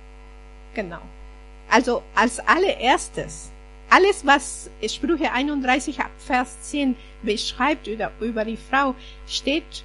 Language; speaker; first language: German; non-native, fluent; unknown